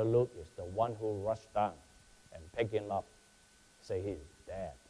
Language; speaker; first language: English; non-native, fluent; Chinese